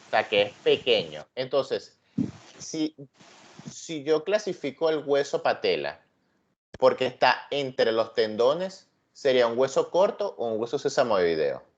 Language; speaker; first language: Spanish; native; Spanish